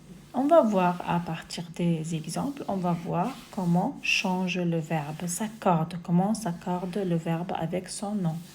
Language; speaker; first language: French; non-native, fluent; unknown